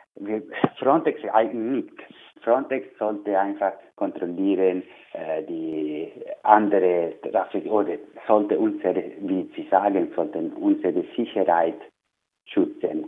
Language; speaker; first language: German; non-native, learner; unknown